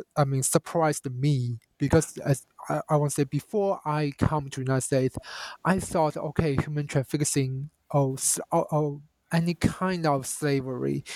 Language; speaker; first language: English; non-native, fluent; Chinese